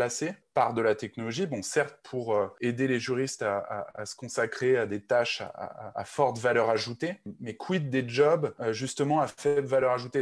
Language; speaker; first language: French; native; French